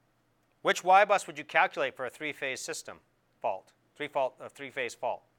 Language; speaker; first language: English; native; English